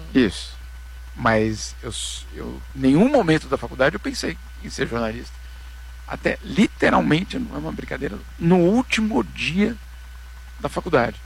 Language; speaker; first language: Portuguese; native; Portuguese